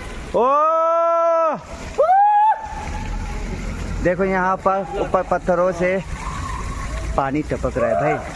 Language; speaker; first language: Hindi; non-native, local second language; Nepali